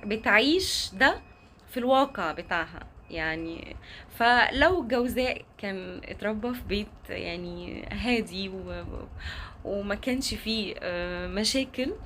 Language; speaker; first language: Arabic; native; Arabic